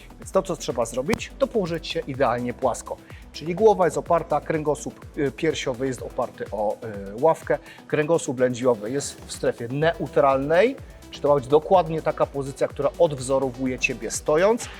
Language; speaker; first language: Polish; native; Polish